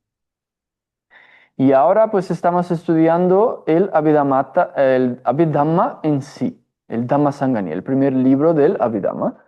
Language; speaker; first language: Spanish; non-native, fluent; Portuguese